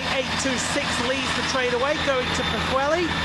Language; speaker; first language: English; native; English